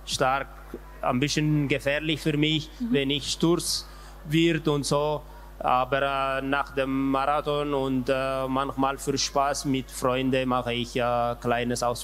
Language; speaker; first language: German; non-native, learner; Tigrinya